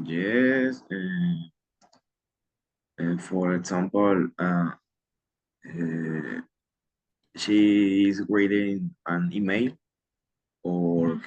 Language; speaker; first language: English; non-native, learner; Spanish